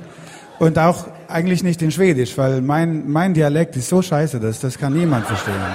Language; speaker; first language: German; non-native, fluent; Swedish